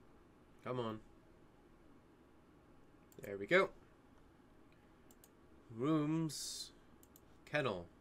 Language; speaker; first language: English; native; English